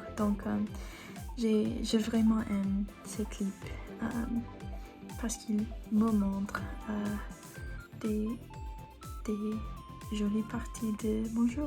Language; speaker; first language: French; non-native, learner; English